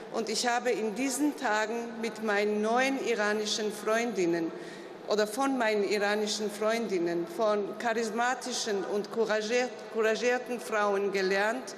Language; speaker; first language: German; non-native, fluent; Georgian